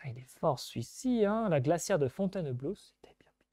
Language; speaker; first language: French; native; French